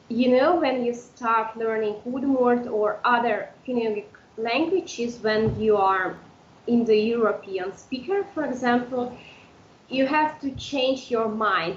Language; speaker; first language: English; non-native, fluent; Udmurt